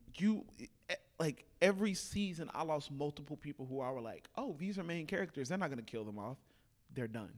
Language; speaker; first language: English; native; English